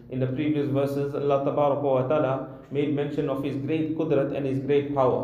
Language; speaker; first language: English; non-native, local second language; Urdu